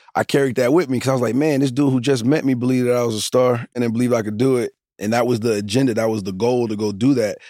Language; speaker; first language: English; native; English